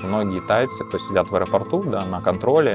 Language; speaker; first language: Russian; native; Russian